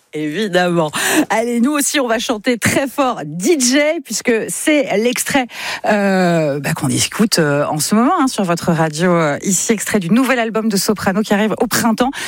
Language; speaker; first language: French; native; French